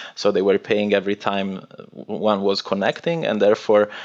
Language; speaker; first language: English; non-native, fluent; Italian